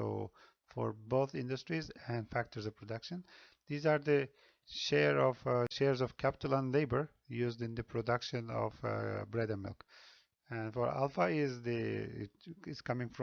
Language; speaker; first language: English; non-native, fluent; Turkish